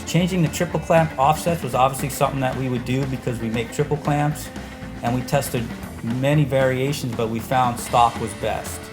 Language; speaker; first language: English; native; English